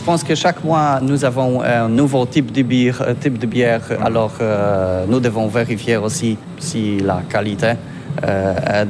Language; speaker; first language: French; non-native, learner; Polish